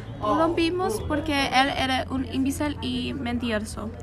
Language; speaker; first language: Spanish; non-native, learner; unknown